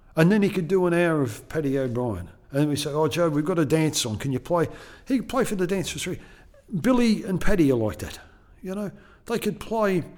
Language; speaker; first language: English; native; English